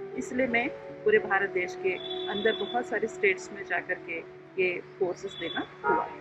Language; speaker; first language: Hindi; non-native, local second language; Telugu